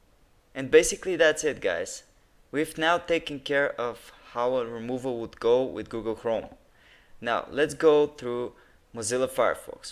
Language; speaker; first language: English; non-native, fluent; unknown